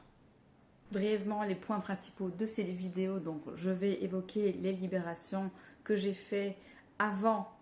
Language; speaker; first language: French; native; French